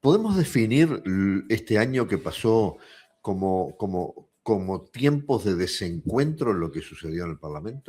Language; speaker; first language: Spanish; native; Spanish